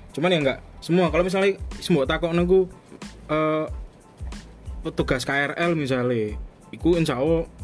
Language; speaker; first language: Indonesian; non-native, local second language; Javanese